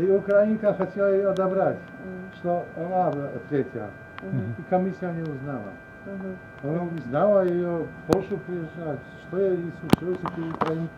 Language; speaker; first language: Russian; non-native, learner; Polish